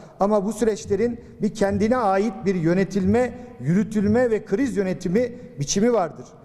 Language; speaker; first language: Turkish; native; Turkish